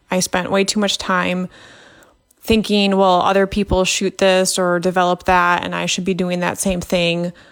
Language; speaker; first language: English; native; English